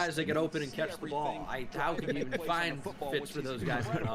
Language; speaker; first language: English; native; English